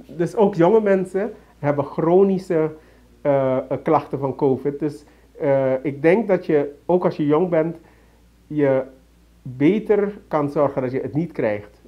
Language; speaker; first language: Dutch; native; Dutch